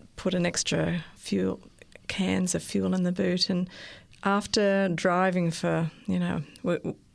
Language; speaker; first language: English; native; English